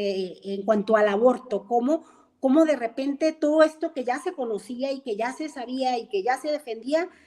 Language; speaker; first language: Spanish; native; Spanish